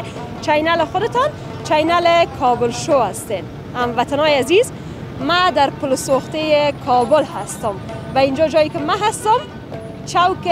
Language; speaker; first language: Persian; native; Persian